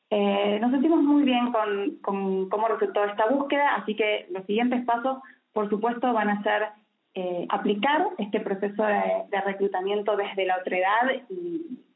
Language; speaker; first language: Spanish; native; Spanish